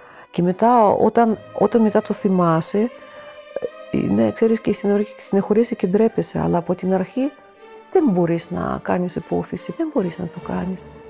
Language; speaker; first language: Greek; non-native, fluent; Russian